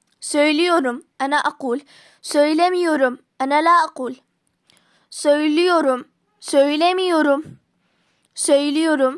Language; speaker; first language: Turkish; non-native, fluent; Arabic